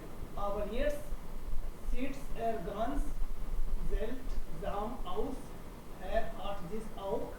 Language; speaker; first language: German; non-native, learner; Hindi